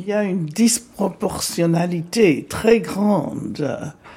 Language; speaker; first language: French; non-native, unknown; English